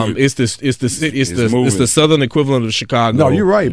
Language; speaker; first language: English; native; English